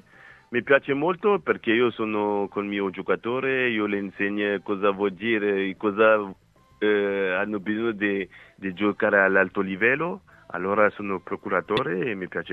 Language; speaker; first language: Italian; non-native, fluent; French